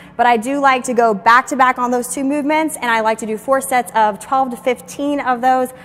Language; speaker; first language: English; native; English